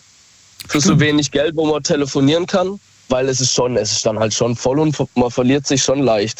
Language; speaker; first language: German; native; German